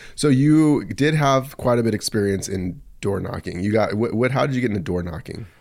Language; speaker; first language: English; early bilingual, other home language; Spanish